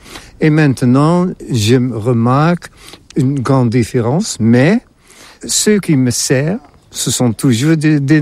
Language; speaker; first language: French; non-native, fluent; Dutch